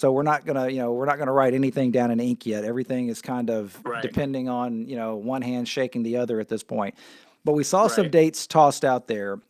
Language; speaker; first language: English; native; English